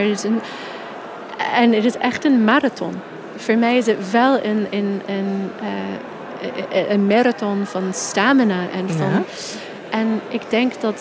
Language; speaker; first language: Dutch; non-native, fluent; English